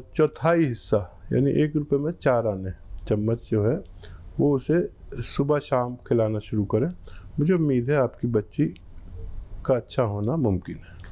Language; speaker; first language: Hindi; native; Hindi